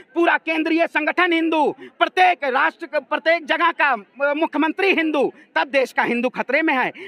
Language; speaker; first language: Hindi; native; Hindi